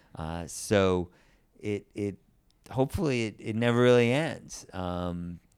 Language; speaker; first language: English; native; English